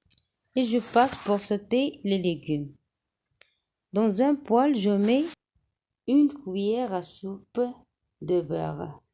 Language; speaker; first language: French; non-native, local second language; Arabic